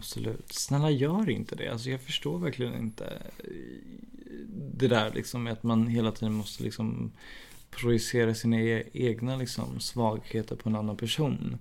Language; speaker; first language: Swedish; native; Swedish